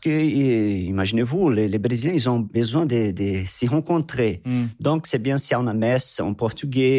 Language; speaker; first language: French; non-native, fluent; Portuguese